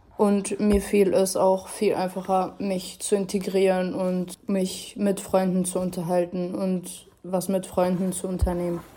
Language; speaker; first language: German; early bilingual, other home language; Arabic